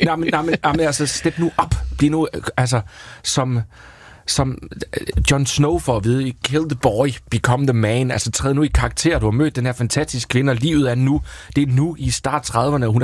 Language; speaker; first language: Danish; native; Danish